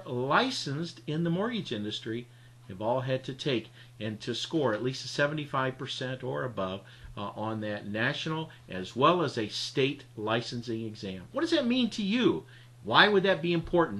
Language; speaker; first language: English; native; English